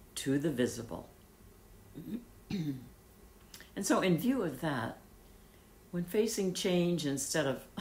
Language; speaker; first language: English; native; English